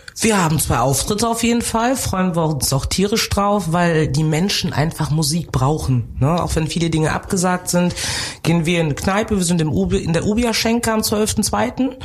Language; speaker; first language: German; early bilingual, other home language; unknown